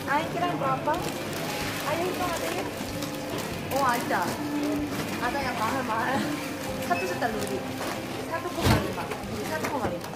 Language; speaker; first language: Indonesian; non-native, fluent; Korean